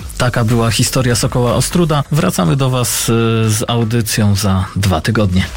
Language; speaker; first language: Polish; native; Polish